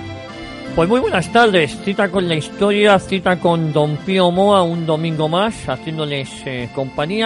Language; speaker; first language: Spanish; native; Spanish